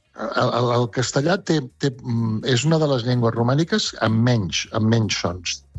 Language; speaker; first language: Catalan; native; Catalan